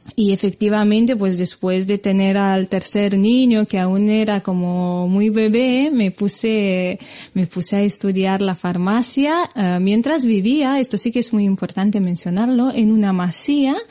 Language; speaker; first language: Spanish; non-native, fluent; Romanian